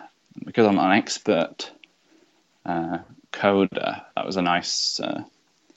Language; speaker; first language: English; native; English